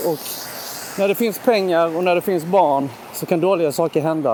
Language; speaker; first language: Swedish; native; Swedish